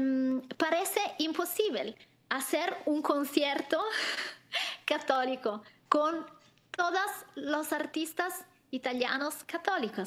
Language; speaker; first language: Spanish; non-native, fluent; Italian